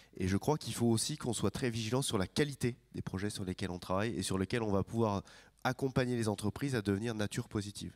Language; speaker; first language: French; native; French